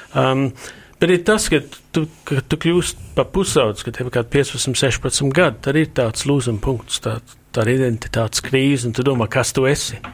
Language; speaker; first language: Latvian; early bilingual, heritage; Latvian